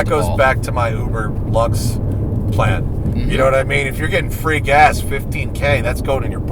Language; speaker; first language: English; native; English